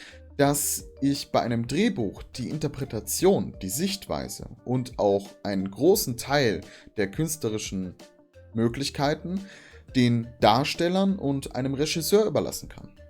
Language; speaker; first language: German; native; German